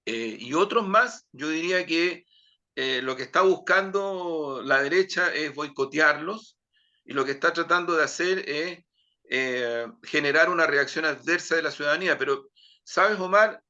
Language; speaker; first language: Spanish; native; Spanish